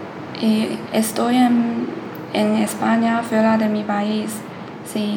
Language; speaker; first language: Spanish; non-native, learner; Chinese